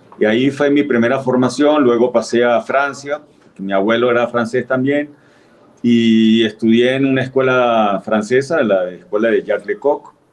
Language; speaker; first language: Spanish; native; Spanish